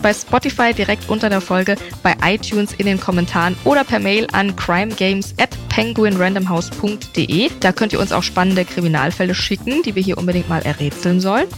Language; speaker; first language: German; native; German